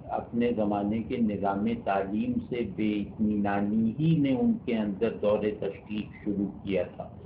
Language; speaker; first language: Urdu; native; Urdu